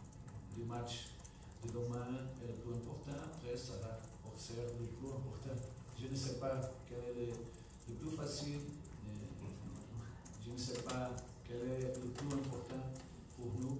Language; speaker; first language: French; non-native, fluent; Portuguese